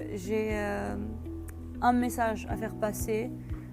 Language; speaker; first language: French; non-native, fluent; Arabic